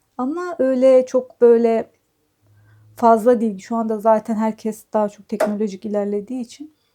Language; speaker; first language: Turkish; native; Turkish